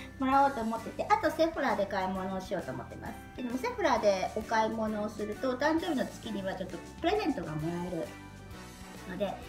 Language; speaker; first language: Japanese; native; Japanese